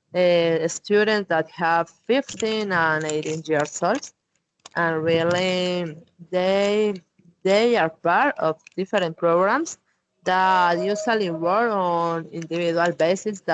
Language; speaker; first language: English; non-native, learner; Spanish